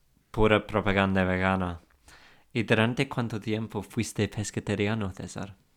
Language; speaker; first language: Spanish; non-native, fluent; English